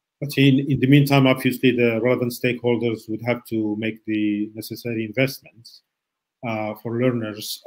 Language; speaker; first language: English; non-native, fluent; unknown